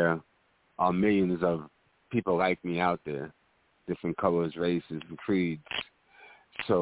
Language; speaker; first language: English; native; English